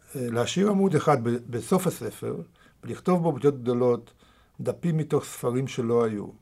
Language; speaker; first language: Hebrew; early bilingual, other home language; Russian